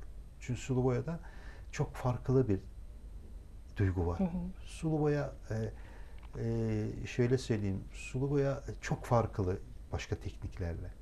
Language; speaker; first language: Turkish; non-native, local second language; Azerbaijani